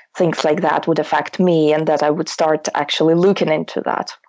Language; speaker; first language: English; non-native, fluent; Russian